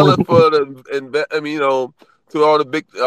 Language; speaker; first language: English; native; English